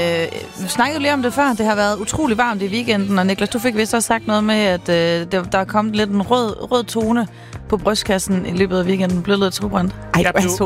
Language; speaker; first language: Danish; native; Danish